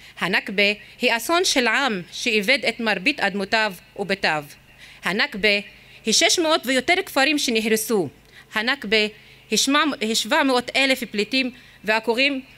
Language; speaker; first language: Hebrew; non-native, local second language; Arabic